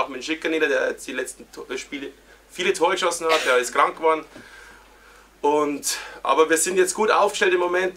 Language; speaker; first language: German; native; German